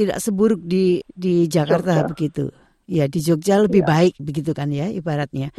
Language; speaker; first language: Indonesian; native; Indonesian